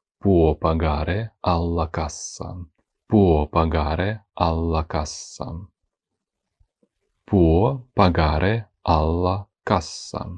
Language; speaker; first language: Italian; non-native, fluent; Ukrainian